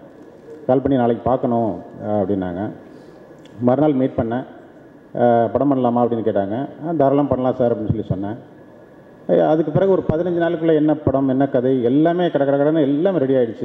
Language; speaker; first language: Tamil; native; Tamil